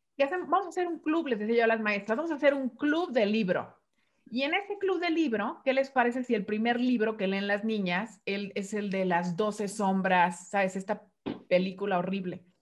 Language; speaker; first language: Spanish; native; Spanish